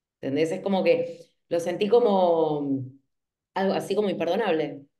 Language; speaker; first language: Spanish; native; Spanish